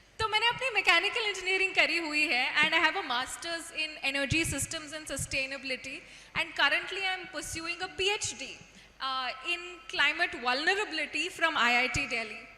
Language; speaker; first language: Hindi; non-native, local second language; Kannada